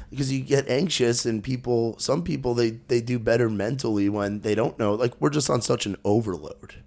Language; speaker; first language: English; native; English